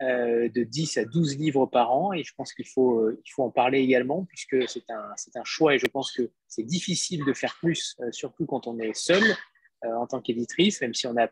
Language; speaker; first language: French; native; French